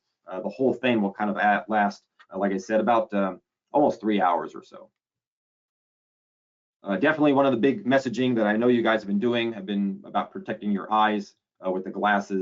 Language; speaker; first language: English; native; English